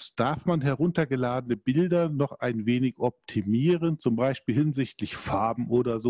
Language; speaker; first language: German; native; German